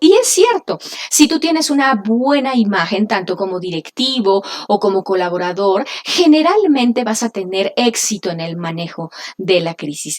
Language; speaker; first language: Spanish; native; Spanish